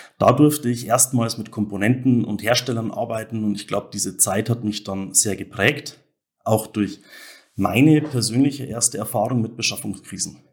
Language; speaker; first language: German; native; German